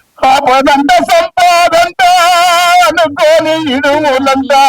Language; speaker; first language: Telugu; native; Telugu